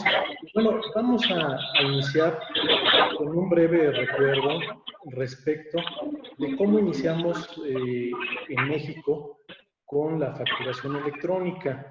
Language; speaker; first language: Spanish; native; Spanish